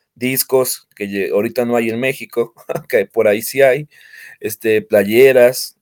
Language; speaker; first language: Spanish; native; Spanish